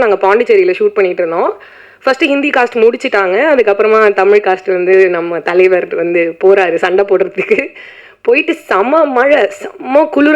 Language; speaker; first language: Tamil; native; Tamil